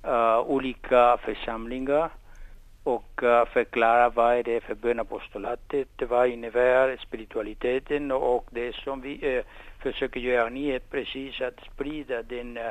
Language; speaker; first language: Swedish; non-native, fluent; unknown